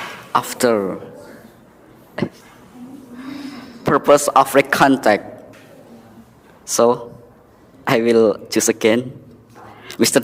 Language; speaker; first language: English; non-native, learner; Indonesian